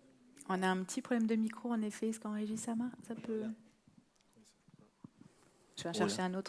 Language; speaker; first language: French; native; French